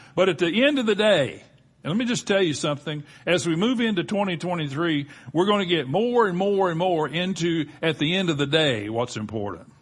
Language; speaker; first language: English; native; English